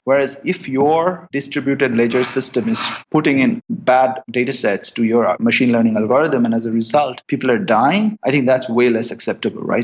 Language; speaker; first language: English; non-native, local second language; Bangla